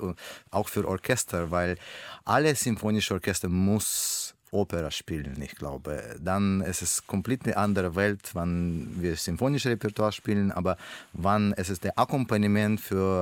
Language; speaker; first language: German; non-native, learner; Russian